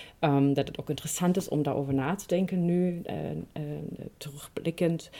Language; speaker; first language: Dutch; non-native, fluent; German